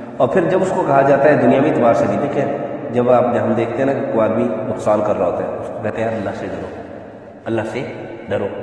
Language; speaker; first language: Urdu; non-native, local second language; Pashto